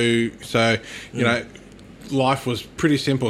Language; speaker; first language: English; non-native, local second language; Turkish